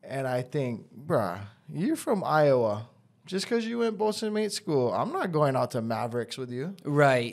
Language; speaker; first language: English; native; English